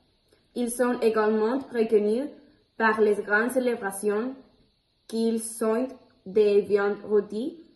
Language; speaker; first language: French; non-native, learner; Spanish